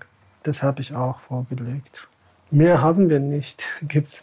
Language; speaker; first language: German; non-native, fluent; Tamasheq